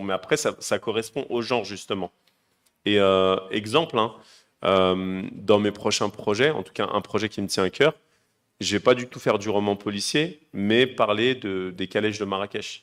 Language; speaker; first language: French; native; French